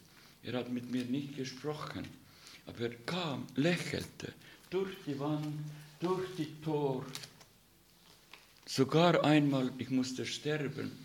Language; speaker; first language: German; non-native, learner; Russian